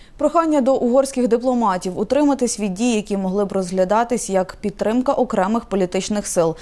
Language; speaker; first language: Ukrainian; native; Ukrainian